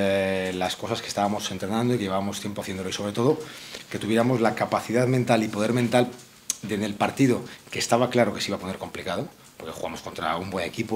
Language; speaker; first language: Spanish; native; Spanish